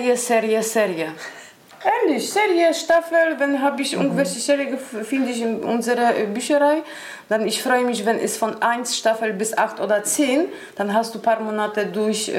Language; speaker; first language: German; non-native, learner; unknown